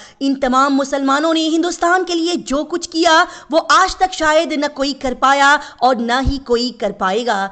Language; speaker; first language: Urdu; native; Urdu